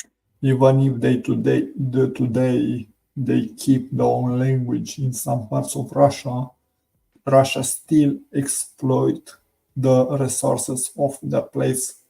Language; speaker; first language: English; non-native, learner; Romanian